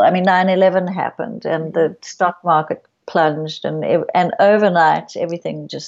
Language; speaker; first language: English; native; English